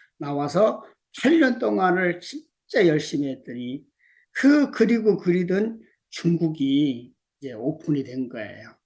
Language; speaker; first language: Korean; native; Korean